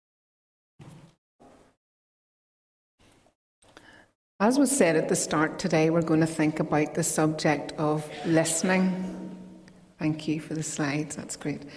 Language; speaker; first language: English; native; English